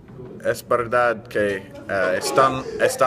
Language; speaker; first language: Spanish; non-native, learner; English